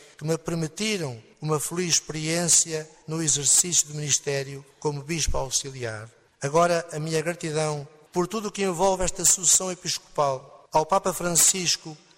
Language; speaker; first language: Portuguese; native; Portuguese